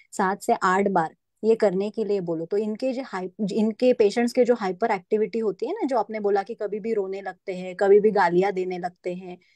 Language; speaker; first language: Hindi; non-native, local second language; Marathi